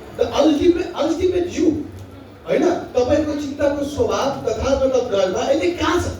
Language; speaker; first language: Nepali; non-native, local second language; Tibetan